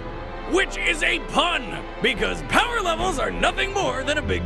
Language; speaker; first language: English; native; English